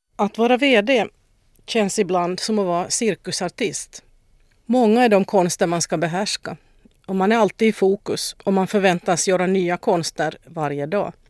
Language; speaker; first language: Swedish; native; Swedish